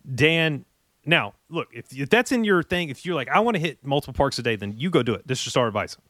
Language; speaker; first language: English; native; English